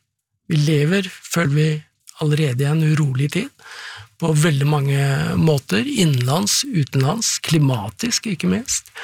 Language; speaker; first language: Norwegian; native; Norwegian